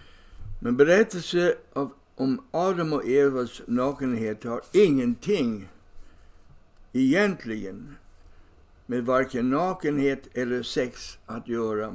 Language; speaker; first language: Swedish; non-native, fluent; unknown